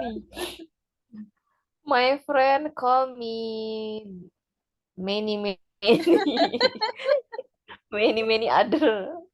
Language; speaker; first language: English; non-native, learner; Indonesian